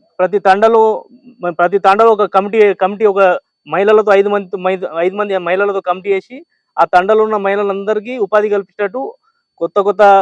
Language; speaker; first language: Telugu; non-native, local second language; Lambadi